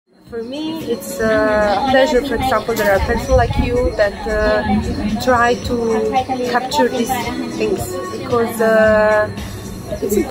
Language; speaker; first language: English; non-native, fluent; Italian